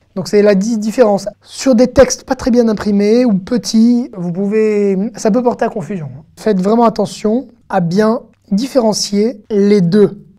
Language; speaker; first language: French; native; French